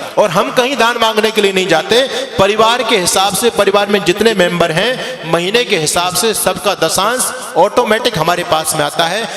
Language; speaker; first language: Hindi; native; Hindi